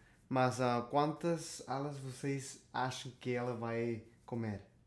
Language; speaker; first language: Portuguese; non-native, learner; Spanish